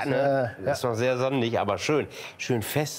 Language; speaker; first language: German; native; German